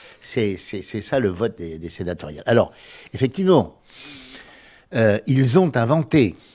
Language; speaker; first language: French; native; French